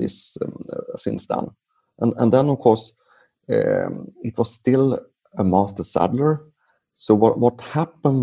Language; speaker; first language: English; non-native, fluent; Swedish